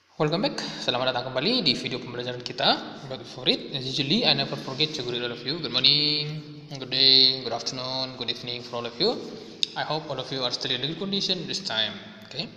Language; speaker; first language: English; non-native, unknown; Indonesian